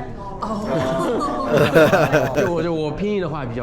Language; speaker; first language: Chinese; non-native, fluent; English